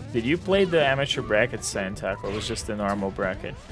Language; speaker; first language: English; non-native, fluent; Portuguese